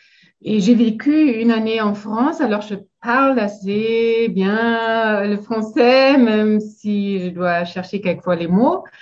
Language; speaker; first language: French; non-native, fluent; German